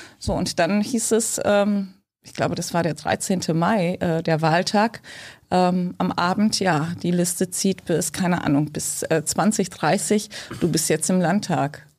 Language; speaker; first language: German; early bilingual, other home language; Turkish